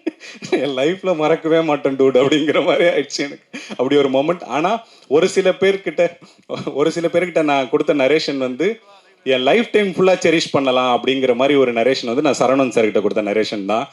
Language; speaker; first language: Tamil; native; Tamil